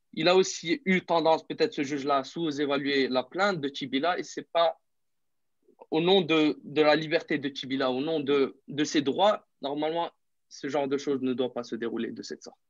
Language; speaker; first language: French; non-native, local second language; Arabic